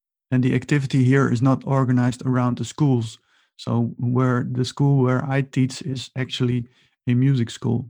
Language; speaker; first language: English; non-native, fluent; Dutch